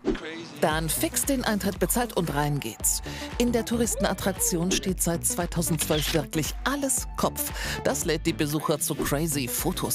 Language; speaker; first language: German; native; German